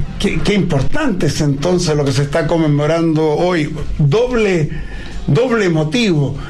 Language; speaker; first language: Spanish; native; Spanish